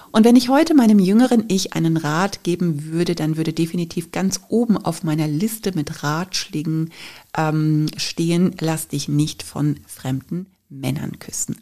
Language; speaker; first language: German; native; German